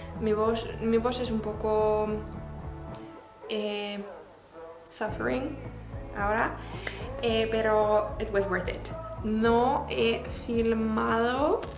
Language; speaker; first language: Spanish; non-native, learner; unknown